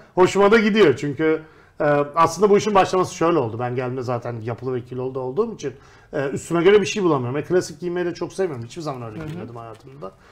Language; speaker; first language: Turkish; native; Turkish